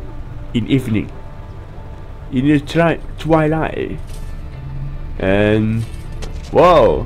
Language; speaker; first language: English; non-native, learner; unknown